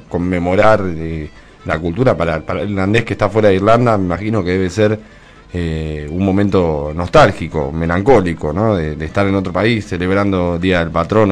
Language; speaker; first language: Spanish; native; Spanish